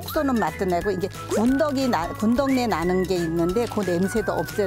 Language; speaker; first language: Korean; native; Korean